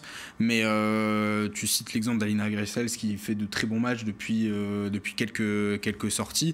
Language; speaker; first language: French; native; French